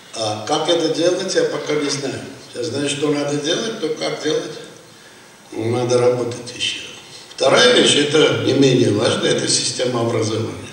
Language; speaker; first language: Russian; non-native, local second language; Armenian